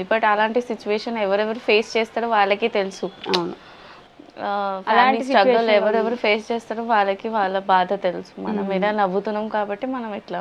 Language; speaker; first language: Telugu; non-native, learner; Bangla